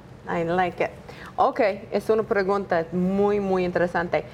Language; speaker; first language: Spanish; non-native, learner; English